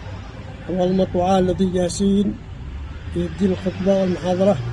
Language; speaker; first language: Arabic; native; Arabic